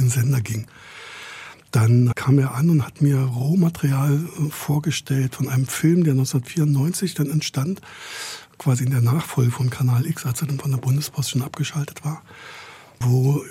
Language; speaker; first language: German; native; German